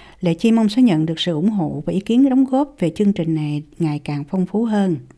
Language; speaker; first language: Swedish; non-native, fluent; Vietnamese